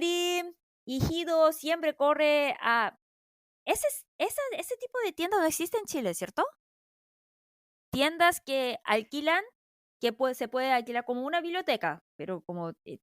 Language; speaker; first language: Spanish; non-native, fluent; Korean